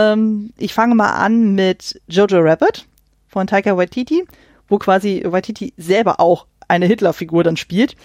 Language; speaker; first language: German; native; German